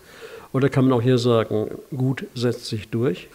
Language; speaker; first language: German; native; German